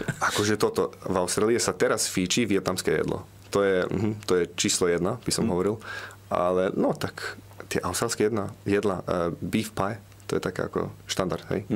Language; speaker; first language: Slovak; early bilingual, heritage; Slovak